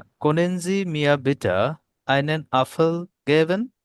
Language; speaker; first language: German; non-native, learner; Bangla